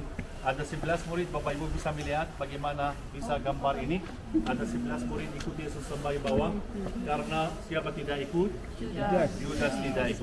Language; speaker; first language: Indonesian; non-native, fluent; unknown